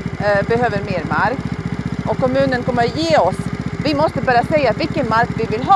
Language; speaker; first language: Swedish; non-native, fluent; Latvian